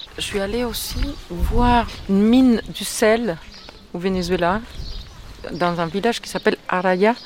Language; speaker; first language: French; non-native, fluent; Spanish